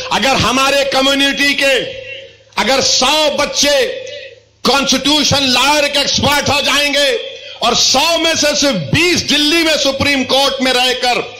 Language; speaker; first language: Urdu; native; Urdu